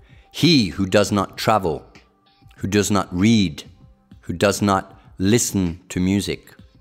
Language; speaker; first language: English; native; English